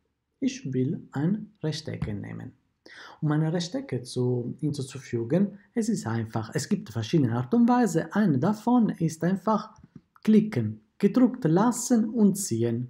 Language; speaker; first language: German; non-native, fluent; Italian